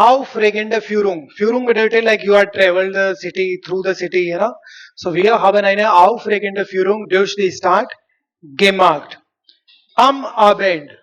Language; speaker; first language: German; non-native, fluent; Hindi